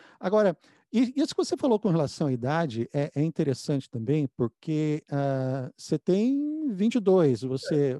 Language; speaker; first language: Portuguese; native; Portuguese